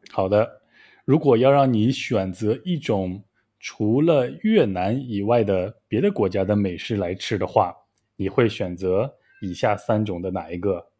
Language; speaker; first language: Chinese; native; Chinese